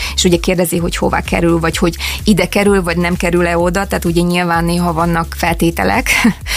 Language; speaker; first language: Hungarian; non-native, fluent; Ukrainian